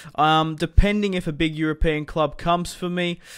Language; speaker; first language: English; native; English